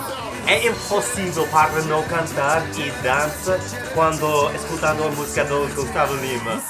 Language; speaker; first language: Portuguese; non-native, learner; English